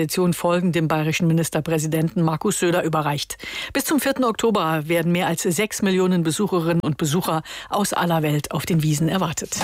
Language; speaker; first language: German; native; German